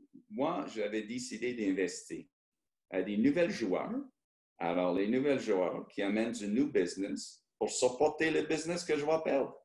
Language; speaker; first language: French; early bilingual, heritage; French